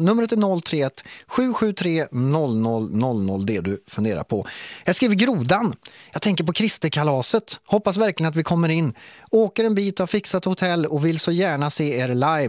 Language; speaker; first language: Swedish; native; Swedish